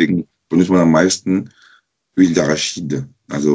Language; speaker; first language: German; non-native, learner; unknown